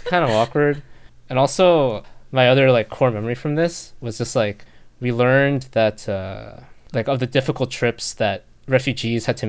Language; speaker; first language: English; native; English